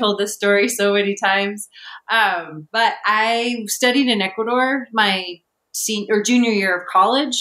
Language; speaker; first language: English; native; English